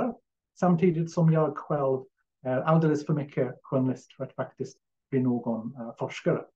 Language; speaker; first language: Swedish; non-native, fluent; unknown